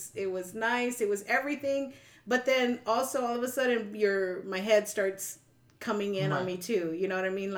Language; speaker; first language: English; native; English